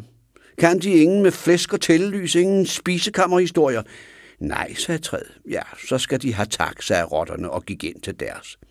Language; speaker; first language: Danish; native; Danish